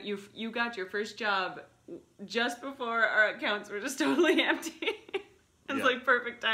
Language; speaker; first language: English; native; English